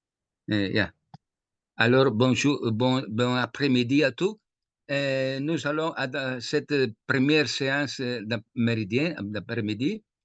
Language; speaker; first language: French; non-native, fluent; Italian